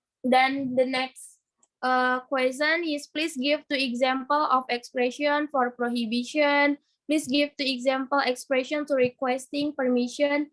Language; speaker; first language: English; non-native, learner; Indonesian